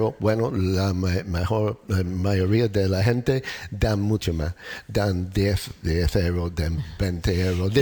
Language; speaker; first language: Spanish; non-native, learner; English